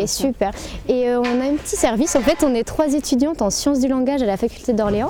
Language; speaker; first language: French; native; French